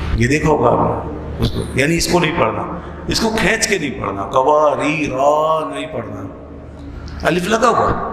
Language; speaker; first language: Urdu; native; Urdu